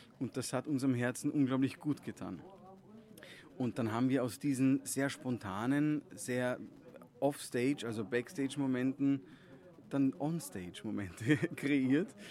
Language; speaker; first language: German; non-native, local second language; Croatian